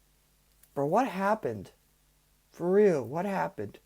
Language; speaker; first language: English; native; English